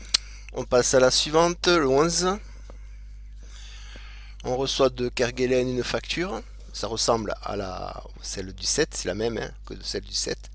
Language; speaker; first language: French; native; French